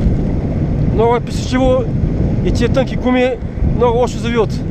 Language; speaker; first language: Bulgarian; native; Bulgarian